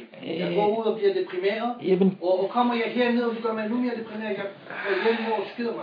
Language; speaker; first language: Danish; non-native, fluent; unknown